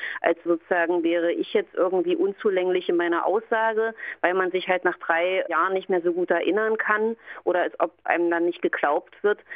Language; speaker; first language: German; native; German